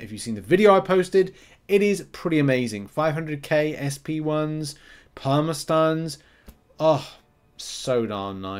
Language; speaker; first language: English; native; English